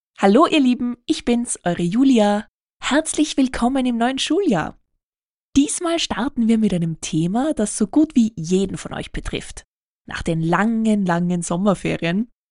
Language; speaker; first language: German; native; German